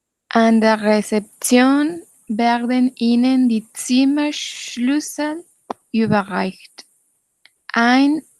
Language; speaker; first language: German; non-native, learner; Spanish